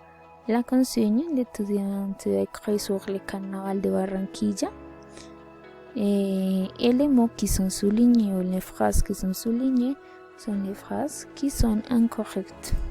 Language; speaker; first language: French; non-native, learner; Spanish